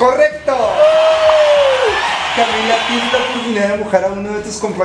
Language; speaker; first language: Spanish; native; Spanish